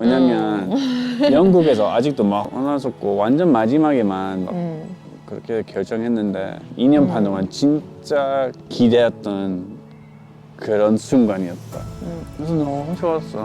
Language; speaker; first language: Korean; non-native, fluent; English